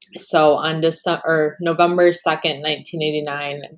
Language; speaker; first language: English; native; English